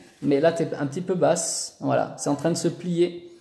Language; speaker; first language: French; native; French